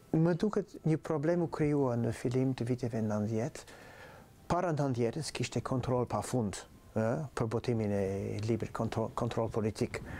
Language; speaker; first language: Albanian; non-native, fluent; English